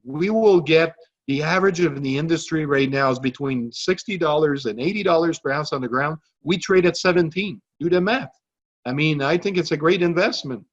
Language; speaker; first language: English; non-native, local second language; French